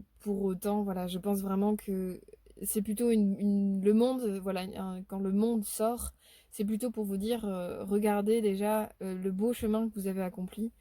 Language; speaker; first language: French; native; French